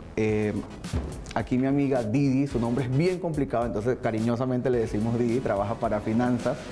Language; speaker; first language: Spanish; native; Spanish